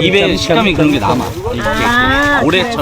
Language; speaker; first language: Korean; native; Korean